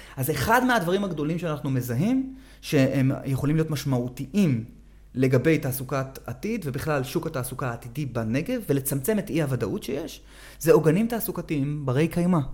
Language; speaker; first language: Hebrew; native; Hebrew